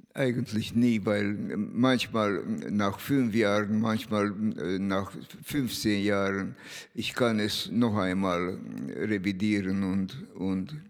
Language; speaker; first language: German; non-native, fluent; Hungarian